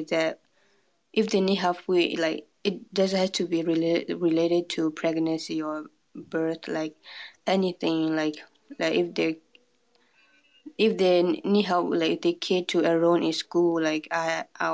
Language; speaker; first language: English; non-native, fluent; Burmese